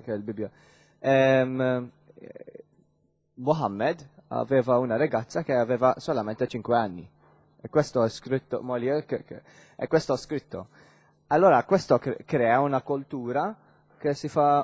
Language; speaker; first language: Italian; non-native, learner; Maltese